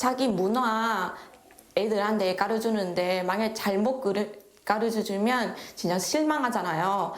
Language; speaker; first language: Korean; non-native, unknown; Vietnamese